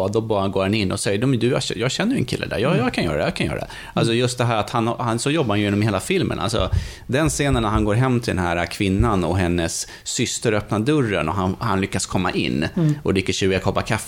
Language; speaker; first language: Swedish; native; Swedish